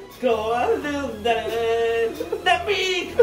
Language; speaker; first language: Japanese; native; Japanese